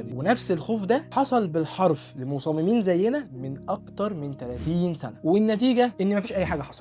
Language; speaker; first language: Arabic; native; Arabic